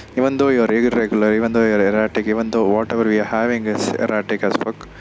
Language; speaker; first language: English; non-native, local second language; Tamil